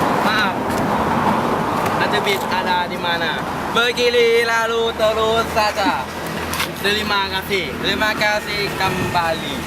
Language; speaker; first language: Indonesian; non-native, learner; Thai